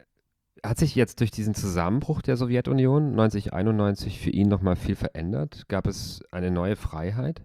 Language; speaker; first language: German; native; German